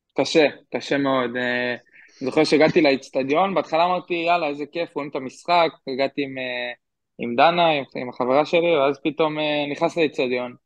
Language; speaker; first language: Hebrew; native; Hebrew